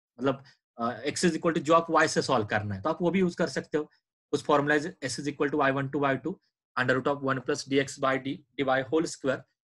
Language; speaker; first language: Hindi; non-native, local second language; Marathi